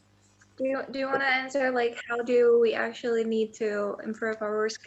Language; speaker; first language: English; non-native, fluent; Indonesian